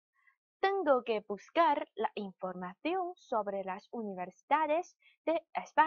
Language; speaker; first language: Spanish; non-native, fluent; Chinese